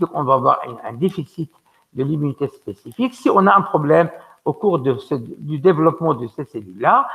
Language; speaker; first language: French; non-native, local second language; Arabic